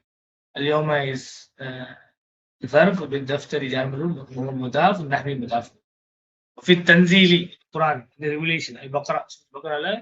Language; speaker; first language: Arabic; non-native, fluent; Tamil